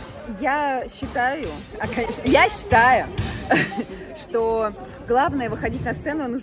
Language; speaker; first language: Russian; native; Russian